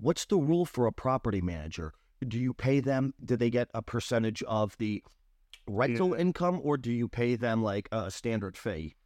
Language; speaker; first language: English; native; English